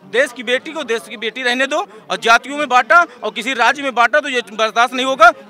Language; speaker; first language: Hindi; native; Hindi